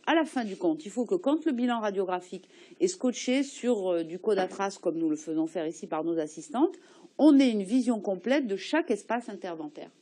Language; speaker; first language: French; native; French